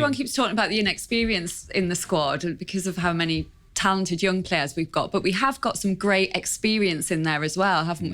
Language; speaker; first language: English; native; English